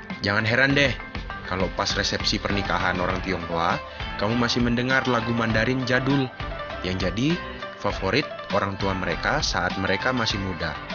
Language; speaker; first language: Indonesian; native; Indonesian